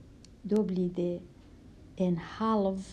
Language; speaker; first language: Swedish; non-native, fluent; Kurdish